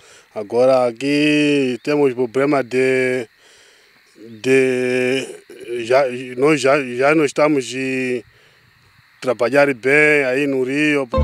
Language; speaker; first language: Portuguese; non-native, local second language; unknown